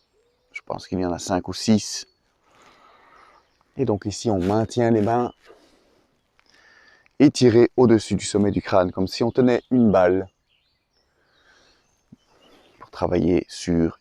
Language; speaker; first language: French; native; French